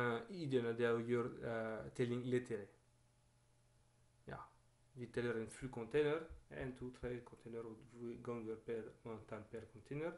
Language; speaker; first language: Norwegian; non-native, learner; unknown